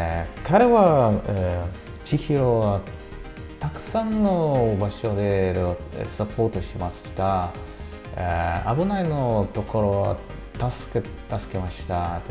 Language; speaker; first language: Japanese; non-native, learner; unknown